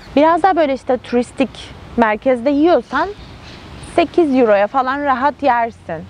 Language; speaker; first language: Turkish; native; Turkish